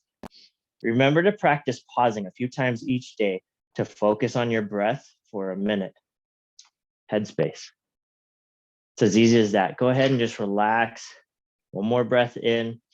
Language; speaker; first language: English; native; English